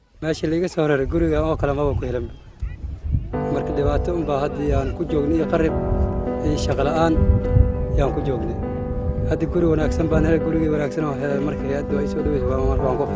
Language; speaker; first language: Somali; native; Somali